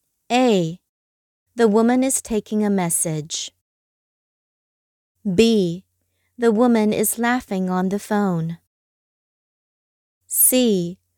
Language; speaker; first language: English; non-native, fluent; Chinese